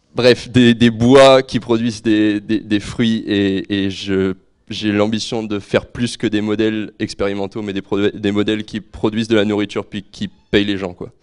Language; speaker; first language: French; native; French